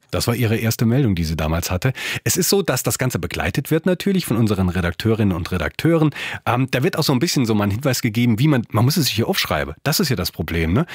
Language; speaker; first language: German; native; German